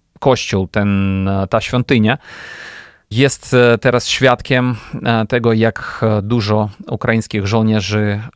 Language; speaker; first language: Polish; non-native, fluent; Ukrainian